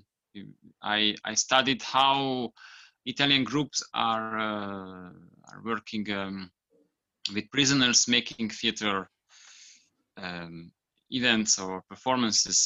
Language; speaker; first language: English; non-native, fluent; Hungarian